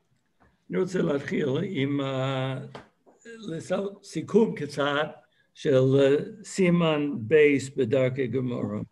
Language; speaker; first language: Hebrew; non-native, fluent; English